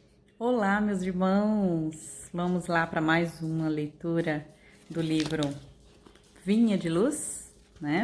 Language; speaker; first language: Portuguese; native; Portuguese